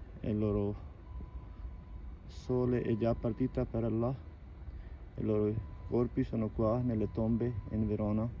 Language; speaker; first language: Italian; non-native, learner; Urdu